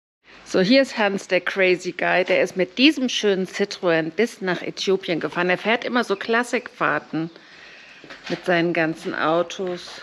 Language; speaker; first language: German; native; German